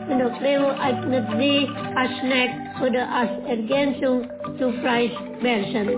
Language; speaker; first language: German; non-native, fluent; Indonesian